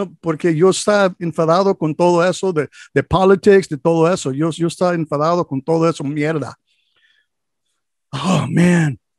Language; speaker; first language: Spanish; non-native, learner; English